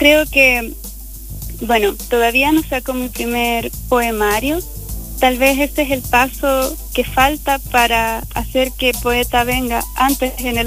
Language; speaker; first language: Spanish; native; Spanish